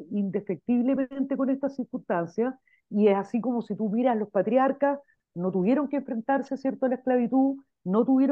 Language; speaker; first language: Spanish; native; Spanish